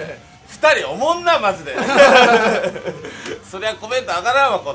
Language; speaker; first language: Japanese; native; Japanese